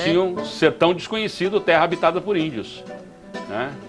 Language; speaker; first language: Portuguese; native; Portuguese